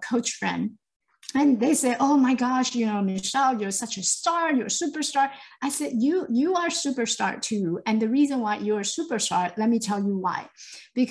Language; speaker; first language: English; non-native, fluent; Chinese